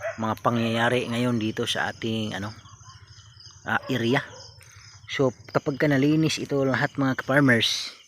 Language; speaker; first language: Filipino; non-native, local second language; Cebuano